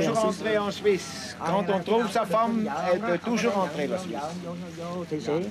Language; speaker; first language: French; non-native, fluent; Swiss German